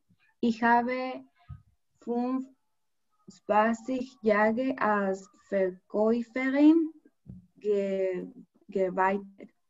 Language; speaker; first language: German; non-native, learner; Spanish